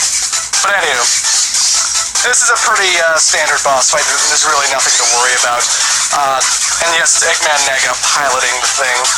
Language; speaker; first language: English; native; English